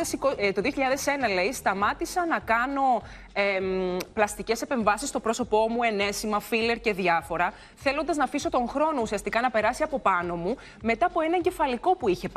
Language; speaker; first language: Greek; native; Greek